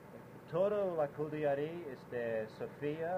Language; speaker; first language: Spanish; non-native, learner; English